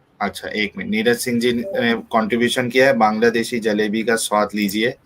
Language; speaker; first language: Hindi; native; Hindi